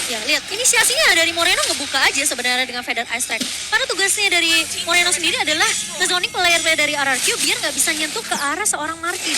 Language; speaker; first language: Indonesian; native; Indonesian